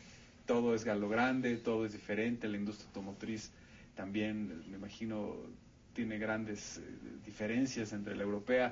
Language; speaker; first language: Spanish; native; Spanish